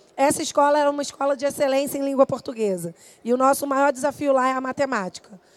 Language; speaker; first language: Portuguese; native; Portuguese